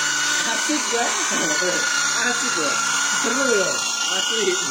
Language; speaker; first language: Indonesian; native; Indonesian